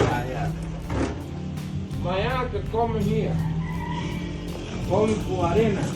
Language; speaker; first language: English; non-native, learner; Spanish